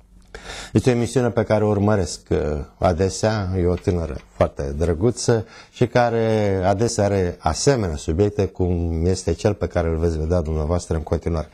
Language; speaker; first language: Romanian; native; Romanian